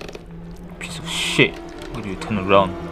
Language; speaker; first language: English; non-native, fluent; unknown